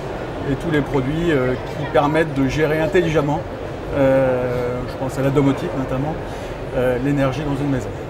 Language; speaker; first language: French; native; French